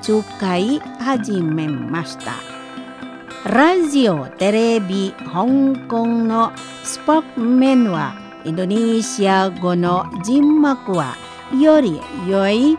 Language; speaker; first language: Japanese; non-native, fluent; Indonesian